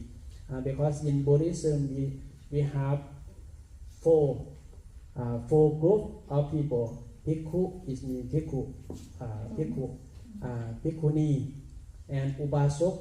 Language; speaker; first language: English; non-native, learner; Thai